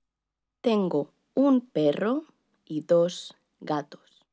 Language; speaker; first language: Spanish; non-native, learner; English